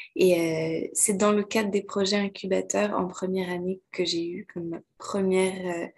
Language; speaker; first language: French; native; French